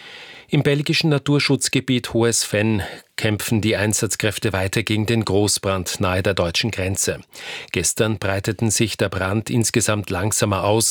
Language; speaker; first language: German; native; German